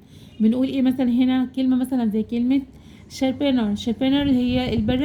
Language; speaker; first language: Arabic; native; Arabic